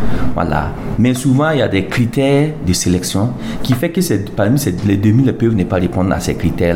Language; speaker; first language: French; non-native, local second language; Mossi